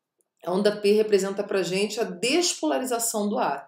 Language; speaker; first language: Portuguese; native; Portuguese